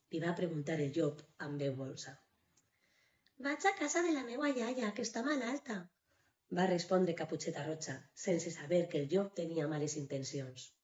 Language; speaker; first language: Catalan; native; Catalan